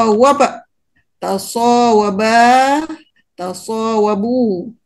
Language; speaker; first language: Arabic; non-native, learner; Malay